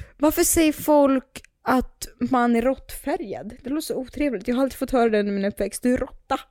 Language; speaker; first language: Swedish; early bilingual, other home language; Russian